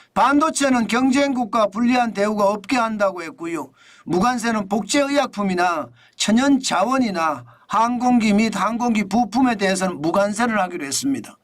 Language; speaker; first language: Korean; native; Korean